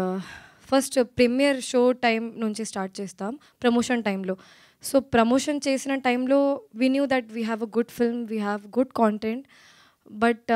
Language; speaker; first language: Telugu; non-native, learner; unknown